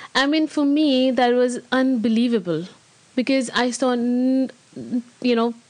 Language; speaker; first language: English; non-native, local second language; Hindi